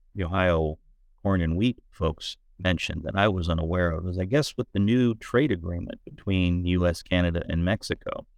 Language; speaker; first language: English; native; English